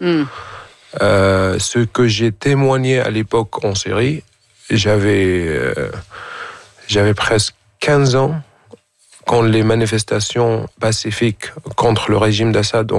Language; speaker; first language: French; non-native, fluent; Arabic